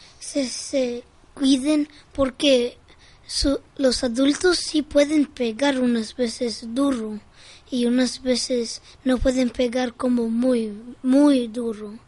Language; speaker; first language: Spanish; early bilingual, heritage; Spanish